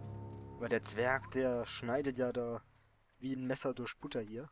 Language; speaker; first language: German; native; German